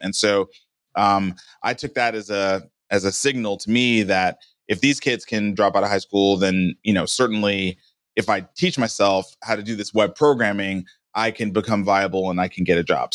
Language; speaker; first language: English; native; English